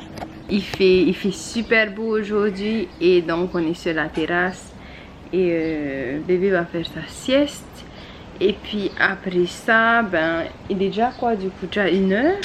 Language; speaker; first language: French; native; French